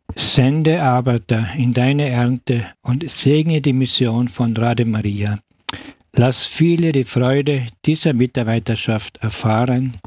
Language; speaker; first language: German; native; German